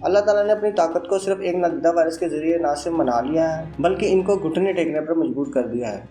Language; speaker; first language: Urdu; native; Urdu